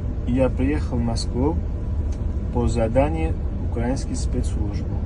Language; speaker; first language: Russian; non-native, learner; Uzbek